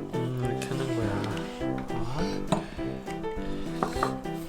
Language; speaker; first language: Korean; native; Korean